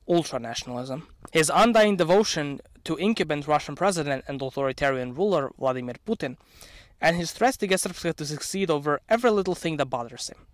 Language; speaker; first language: English; non-native, fluent; Serbian